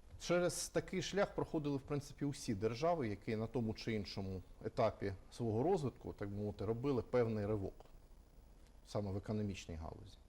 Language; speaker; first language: Ukrainian; native; Ukrainian